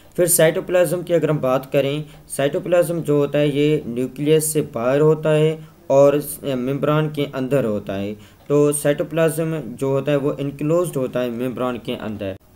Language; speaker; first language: Urdu; non-native, local second language; Sindhi